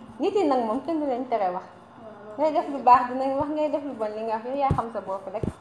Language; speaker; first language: Wolof; native; Wolof